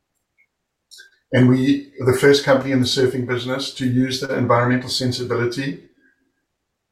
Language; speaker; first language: English; native; English